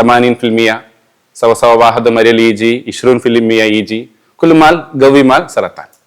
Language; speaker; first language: Arabic; non-native, learner; Malayalam